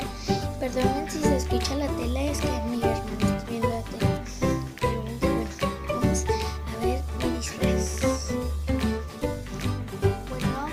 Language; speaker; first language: Spanish; native; Spanish